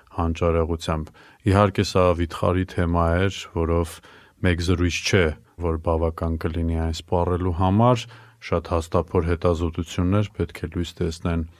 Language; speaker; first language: Armenian; native; Armenian